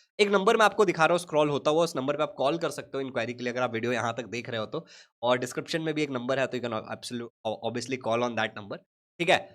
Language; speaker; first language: Hindi; native; Hindi